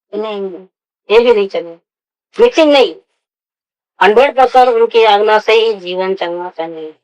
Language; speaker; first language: Hindi; non-native, local second language; Gujarati